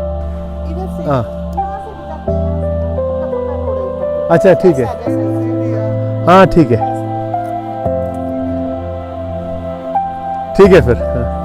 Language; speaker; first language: Hindi; non-native, local second language; Malayalam